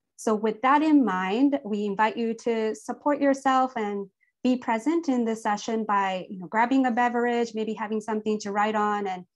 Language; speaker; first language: English; native; English